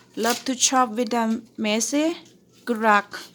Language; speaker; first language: English; non-native, learner; Thai